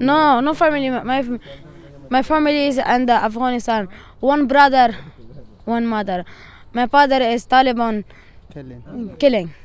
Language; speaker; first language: English; non-native, learner; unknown